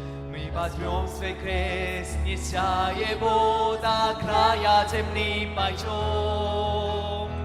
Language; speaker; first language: Russian; non-native, learner; Korean